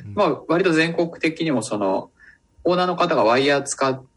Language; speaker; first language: Japanese; native; Japanese